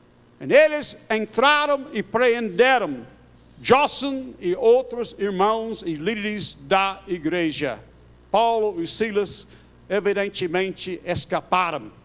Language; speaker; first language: Portuguese; non-native, fluent; English